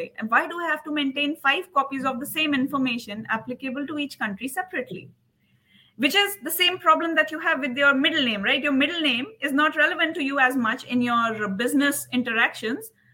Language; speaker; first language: English; non-native, local second language; Hindi